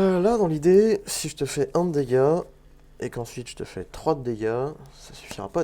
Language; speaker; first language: French; native; French